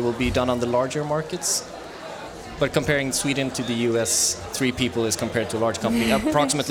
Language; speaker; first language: English; non-native, fluent; Swedish